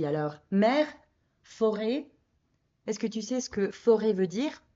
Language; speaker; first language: French; non-native, fluent; Spanish